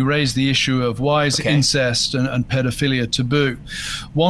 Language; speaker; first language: English; native; English